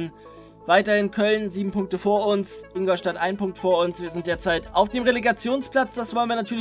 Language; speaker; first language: German; native; German